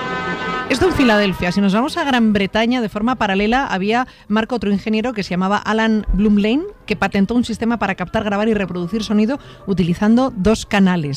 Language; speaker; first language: Spanish; native; Spanish